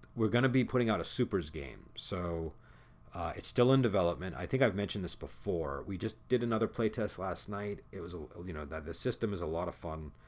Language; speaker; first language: English; native; English